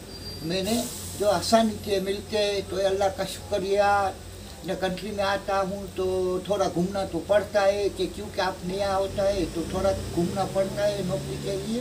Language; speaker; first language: Hindi; early bilingual, heritage; Hindi